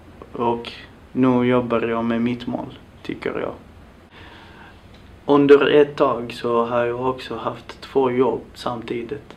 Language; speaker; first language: Swedish; non-native, fluent; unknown